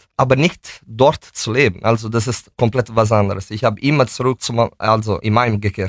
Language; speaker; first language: German; non-native, fluent; Italian